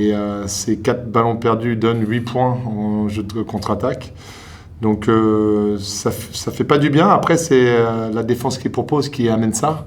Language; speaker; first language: French; native; French